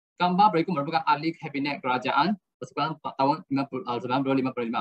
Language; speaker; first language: Malay; non-native, local second language; Chinese